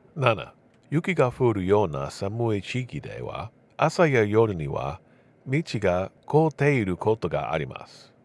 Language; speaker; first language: Japanese; non-native, learner; English